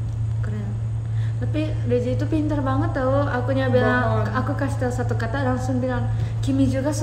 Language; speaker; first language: Indonesian; early bilingual, heritage; Japanese